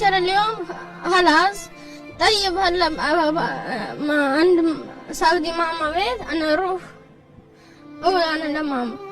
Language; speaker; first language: Arabic; non-native, learner; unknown